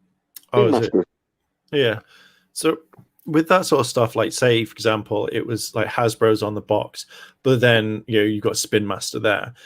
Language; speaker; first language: English; native; English